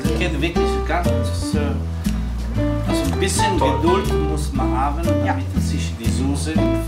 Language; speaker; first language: German; non-native, fluent; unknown